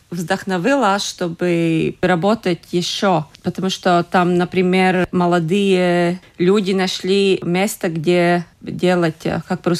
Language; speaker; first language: Russian; non-native, local second language; Latvian